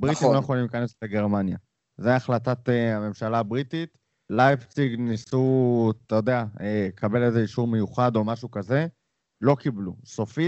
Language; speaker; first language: Hebrew; native; Hebrew